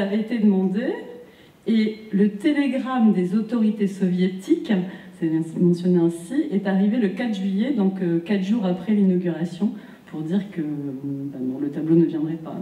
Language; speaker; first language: French; native; French